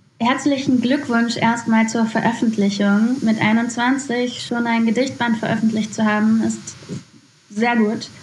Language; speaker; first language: German; native; German